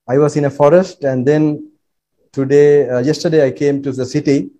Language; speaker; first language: English; non-native, local second language; Sinhala